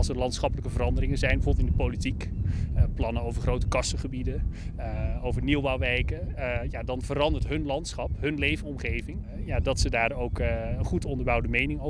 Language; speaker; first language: Dutch; native; Dutch